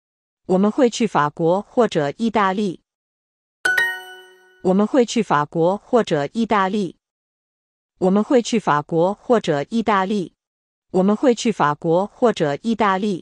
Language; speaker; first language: Chinese; non-native, learner; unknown